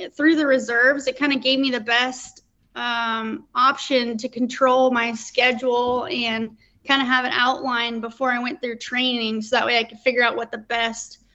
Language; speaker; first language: English; native; English